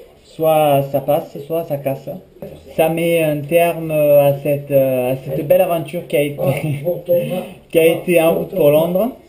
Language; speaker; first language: French; native; French